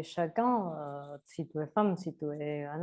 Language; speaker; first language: French; non-native, learner; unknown